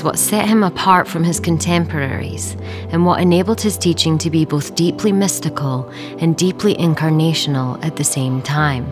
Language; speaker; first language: English; native; English